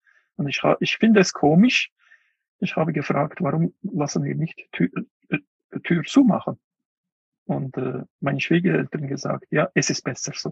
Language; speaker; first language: German; non-native, fluent; Uyghur